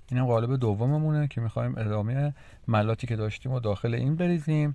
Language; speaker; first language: Persian; native; Persian